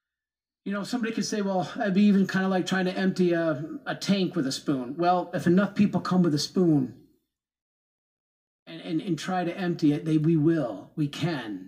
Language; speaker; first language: English; native; English